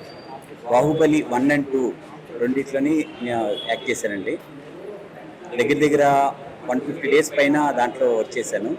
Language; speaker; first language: Telugu; native; Telugu